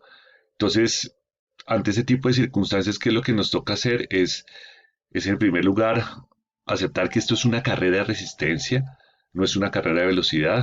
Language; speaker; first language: Spanish; native; Spanish